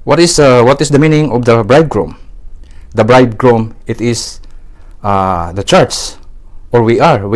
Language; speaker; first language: English; non-native, local second language; Filipino